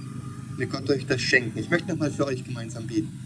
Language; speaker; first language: German; native; German